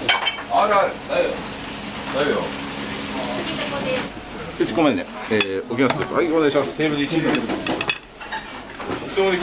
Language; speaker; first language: Japanese; native; Japanese